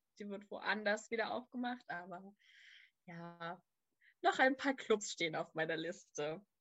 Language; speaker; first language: German; native; German